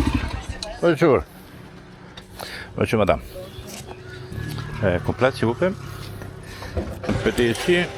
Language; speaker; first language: French; non-native, learner; Italian